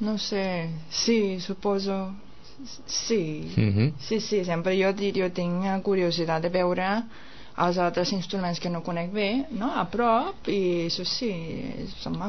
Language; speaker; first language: Catalan; non-native, fluent; Japanese